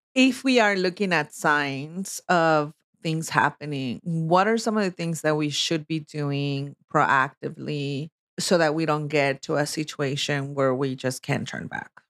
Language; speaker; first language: English; non-native, fluent; Spanish